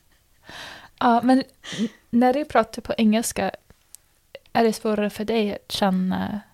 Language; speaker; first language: Swedish; non-native, fluent; English